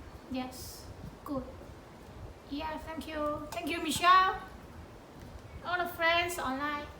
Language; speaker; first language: English; non-native, learner; Chinese